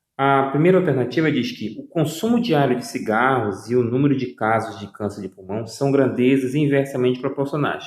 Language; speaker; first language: Portuguese; native; Portuguese